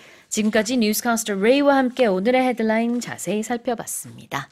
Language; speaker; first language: Korean; early bilingual, heritage; Korean